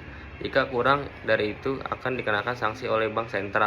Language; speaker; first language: Indonesian; native; Indonesian